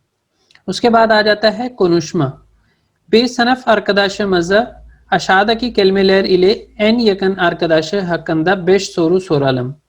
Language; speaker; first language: Turkish; non-native, fluent; Urdu